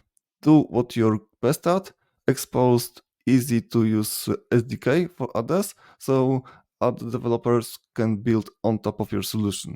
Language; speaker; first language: English; non-native, fluent; Polish